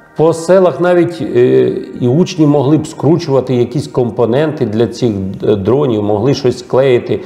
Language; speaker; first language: Ukrainian; native; Ukrainian